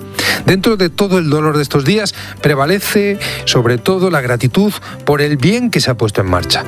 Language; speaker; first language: Spanish; native; Spanish